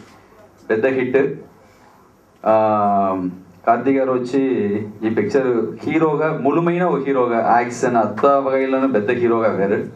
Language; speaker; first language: Telugu; non-native, learner; Tamil